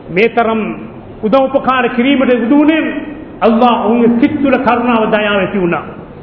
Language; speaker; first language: Sinhala; non-native, local second language; Tamil